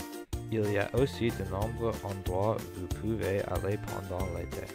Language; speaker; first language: French; non-native, learner; English